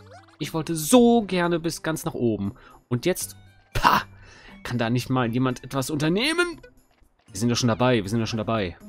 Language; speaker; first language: German; native; German